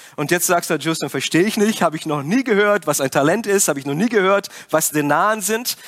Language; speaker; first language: German; non-native, fluent; Portuguese